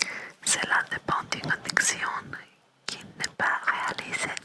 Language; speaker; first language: French; non-native, learner; English